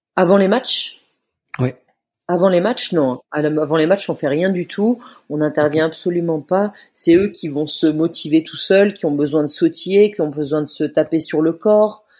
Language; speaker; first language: French; native; French